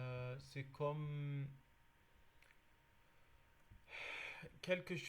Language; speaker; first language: French; non-native, learner; Arabic